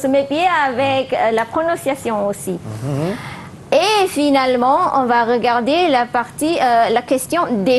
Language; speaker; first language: French; non-native, fluent; Malay